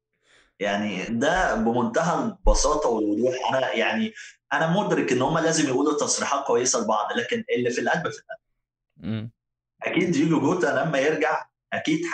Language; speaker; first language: Arabic; native; Arabic